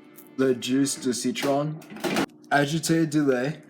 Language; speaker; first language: French; non-native, learner; English